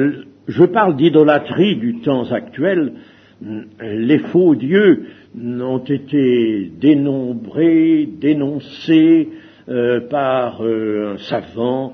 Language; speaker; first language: French; native; French